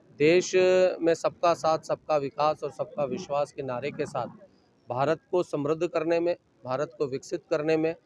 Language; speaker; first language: Hindi; native; Hindi